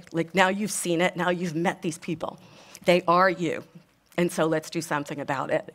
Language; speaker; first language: English; native; English